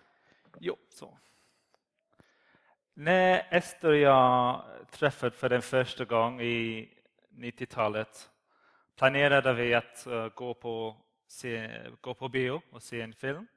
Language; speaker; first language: Swedish; non-native, learner; English